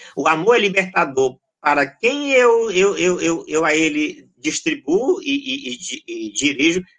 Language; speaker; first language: Portuguese; native; Portuguese